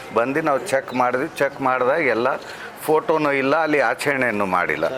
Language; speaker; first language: Kannada; non-native, local second language; Lambadi